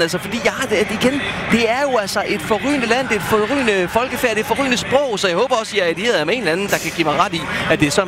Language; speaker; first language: Danish; native; Danish